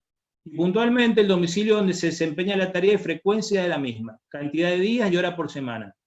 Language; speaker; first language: Spanish; native; Spanish